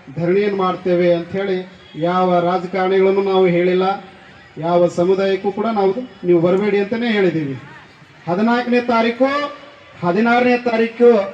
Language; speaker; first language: Kannada; non-native, local second language; Lambadi